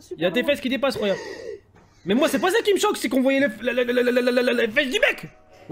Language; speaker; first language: French; native; French